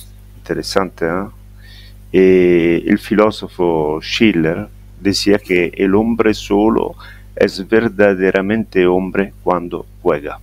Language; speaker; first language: Spanish; non-native, fluent; Italian